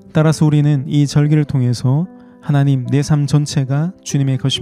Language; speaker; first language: Korean; native; Korean